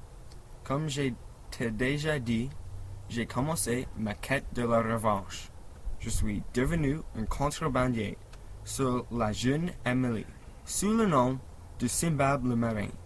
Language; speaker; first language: French; non-native, learner; English